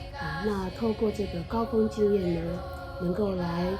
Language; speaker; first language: Chinese; native; Chinese